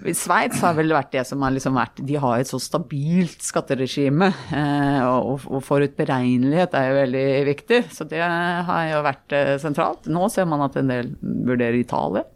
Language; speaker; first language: Norwegian; native; Norwegian